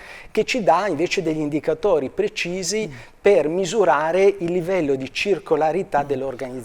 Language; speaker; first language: Italian; native; Italian